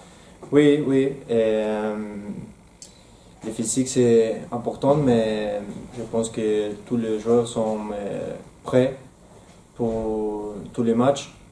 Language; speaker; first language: French; non-native, learner; Spanish